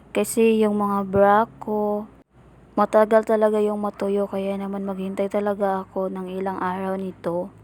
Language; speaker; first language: Filipino; non-native, local second language; Cebuano